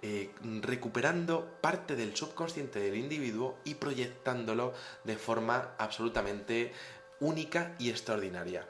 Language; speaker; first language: Spanish; native; Spanish